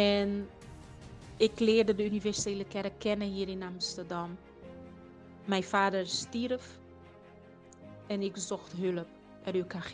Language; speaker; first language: Dutch; non-native, fluent; Portuguese